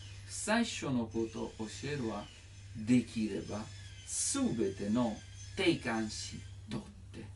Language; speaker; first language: Japanese; non-native, learner; Italian